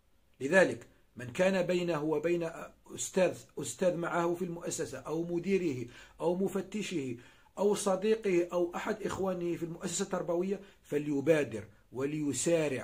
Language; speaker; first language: Arabic; native; Arabic